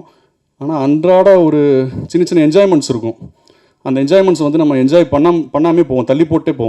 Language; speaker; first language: Tamil; native; Tamil